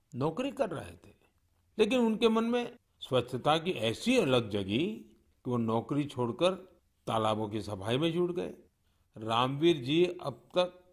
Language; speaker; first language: Hindi; non-native, local second language; Gujarati